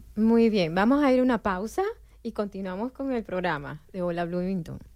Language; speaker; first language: Spanish; native; Spanish